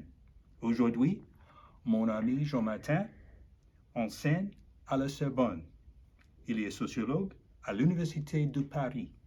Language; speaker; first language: French; non-native, learner; English